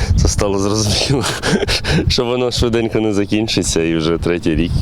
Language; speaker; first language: Ukrainian; native; Ukrainian